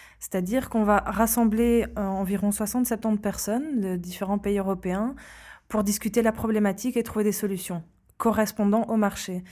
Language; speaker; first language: French; native; French